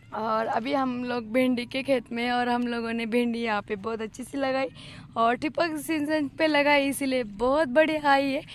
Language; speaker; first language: Hindi; non-native, local second language; Marathi